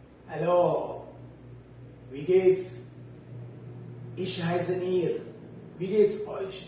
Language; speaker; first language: German; non-native, learner; Sinhala